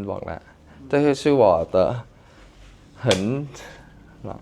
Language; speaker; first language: Chinese; non-native, fluent; Thai